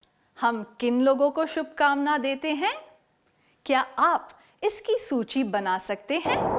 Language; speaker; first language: Hindi; native; Hindi